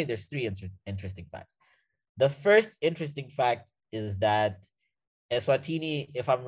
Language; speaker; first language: English; non-native, fluent; Portuguese